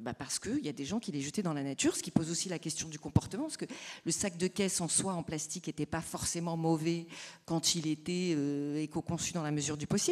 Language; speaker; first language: French; native; French